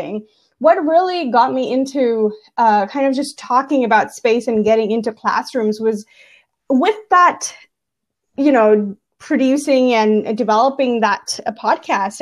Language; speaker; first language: English; non-native, local second language; Gujarati